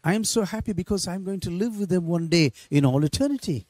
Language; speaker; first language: English; non-native, local second language; Tamil